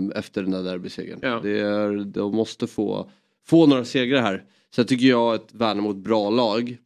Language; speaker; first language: Swedish; native; Swedish